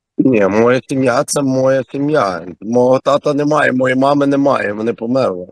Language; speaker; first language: Ukrainian; native; Ukrainian